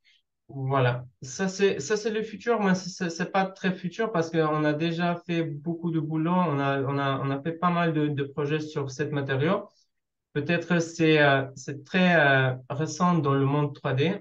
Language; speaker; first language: French; non-native, learner; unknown